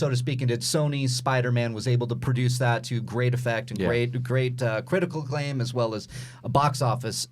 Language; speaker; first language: English; native; English